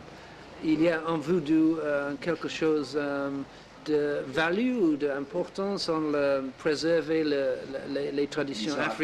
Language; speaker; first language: French; non-native, learner; English